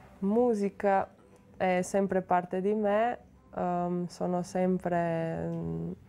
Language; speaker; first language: Italian; non-native, learner; Slovenian